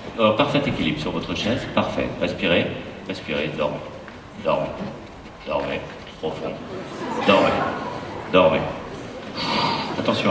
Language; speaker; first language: French; native; French